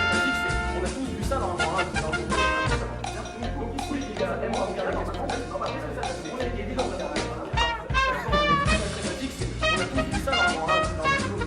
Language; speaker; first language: French; native; French